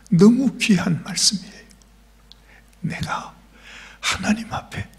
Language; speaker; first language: Korean; native; Korean